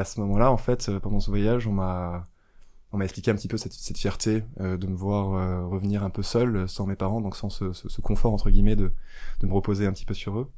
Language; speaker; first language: French; native; French